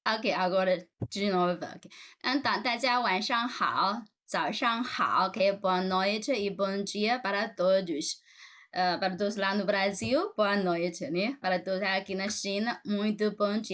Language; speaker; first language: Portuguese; non-native, fluent; Chinese